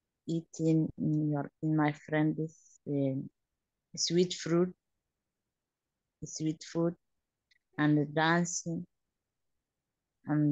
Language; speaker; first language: English; non-native, learner; Somali